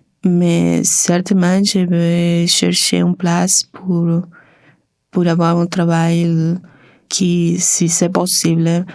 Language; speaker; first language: French; non-native, learner; Spanish